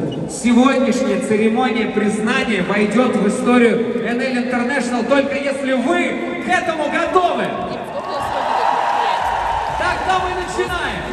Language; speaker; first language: Russian; native; Russian